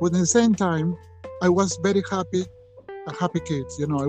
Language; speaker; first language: English; non-native, learner; Spanish